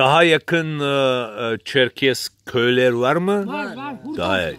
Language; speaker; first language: Turkish; non-native, learner; Abkhazian